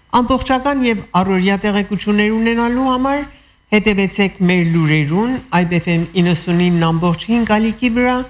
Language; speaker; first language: Armenian; early bilingual, heritage; Armenian